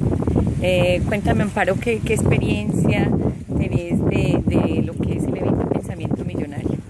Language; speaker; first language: Spanish; native; Spanish